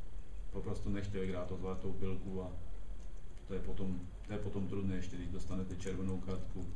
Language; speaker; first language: Polish; non-native, learner; Czech